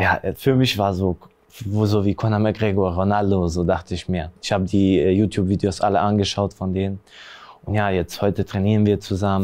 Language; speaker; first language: German; early bilingual, other home language; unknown